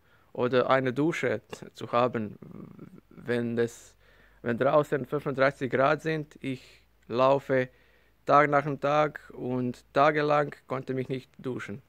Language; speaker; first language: German; non-native, learner; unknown